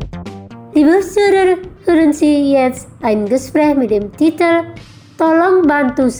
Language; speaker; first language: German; non-native, fluent; Indonesian